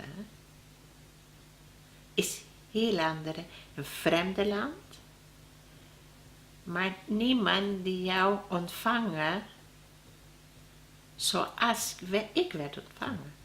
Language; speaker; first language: Dutch; non-native, learner; Spanish